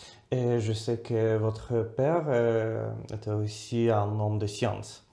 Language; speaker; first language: French; non-native, fluent; Russian